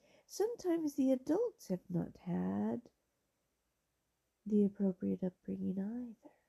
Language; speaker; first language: English; early bilingual, other home language; Spanish